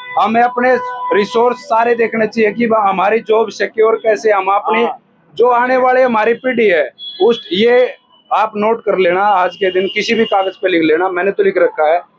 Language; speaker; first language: Hindi; native; Hindi